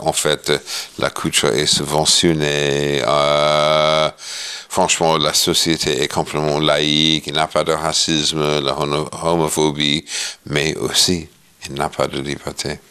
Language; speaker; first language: French; non-native, fluent; English